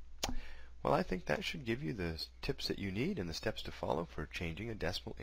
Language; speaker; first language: English; native; English